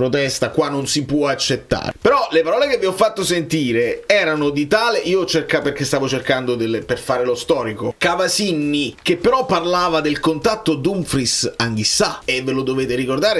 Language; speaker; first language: Italian; native; Italian